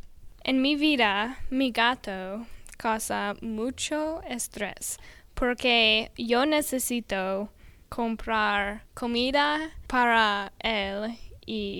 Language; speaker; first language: Spanish; non-native, learner; English